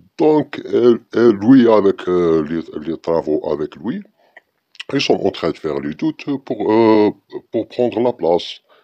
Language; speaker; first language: French; non-native, learner; Arabic